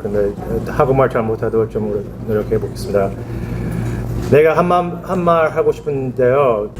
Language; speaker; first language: Korean; early bilingual, heritage; Korean